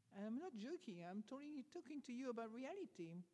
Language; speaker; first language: English; non-native, fluent; French